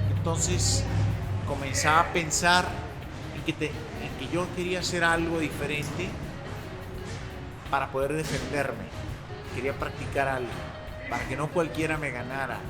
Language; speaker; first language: Spanish; native; Spanish